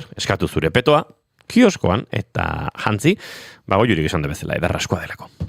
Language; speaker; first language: Basque; native; Basque